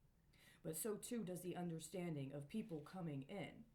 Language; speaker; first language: English; native; English